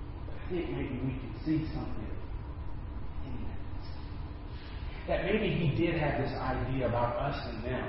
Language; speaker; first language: English; native; English